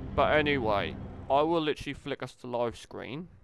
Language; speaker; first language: English; native; English